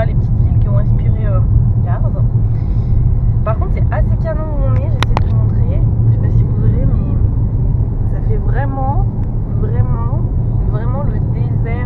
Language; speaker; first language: French; native; French